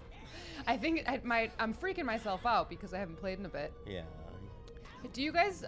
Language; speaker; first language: English; native; English